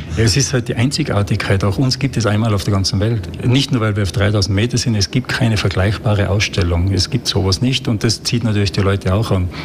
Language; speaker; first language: German; native; German